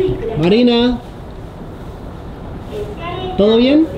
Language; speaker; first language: Spanish; native; Spanish